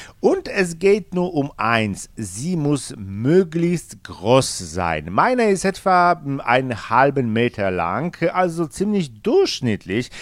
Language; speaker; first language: German; non-native, fluent; Polish